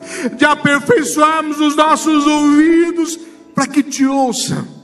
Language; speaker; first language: Portuguese; native; Portuguese